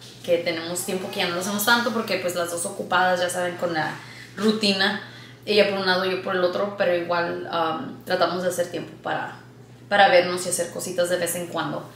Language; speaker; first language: Spanish; early bilingual, heritage; Spanish